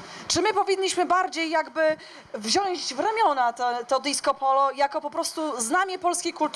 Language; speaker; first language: Polish; native; Polish